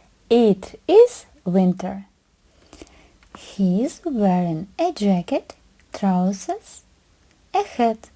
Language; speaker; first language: English; non-native, fluent; Ukrainian